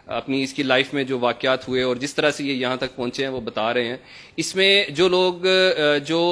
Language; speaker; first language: Urdu; non-native, local second language; Punjabi